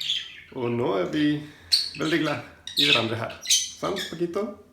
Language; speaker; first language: Norwegian; non-native, learner; Spanish